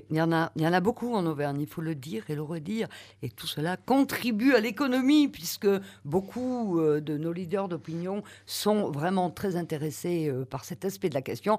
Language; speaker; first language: French; native; French